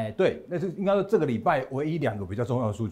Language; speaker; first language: Chinese; native; Chinese